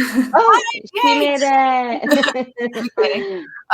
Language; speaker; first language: English; native; English